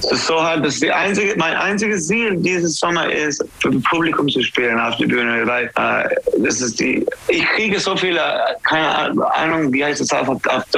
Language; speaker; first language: German; non-native, learner; English